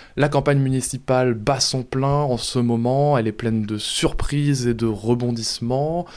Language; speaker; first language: French; native; French